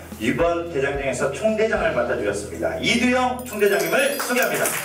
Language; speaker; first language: Korean; native; Korean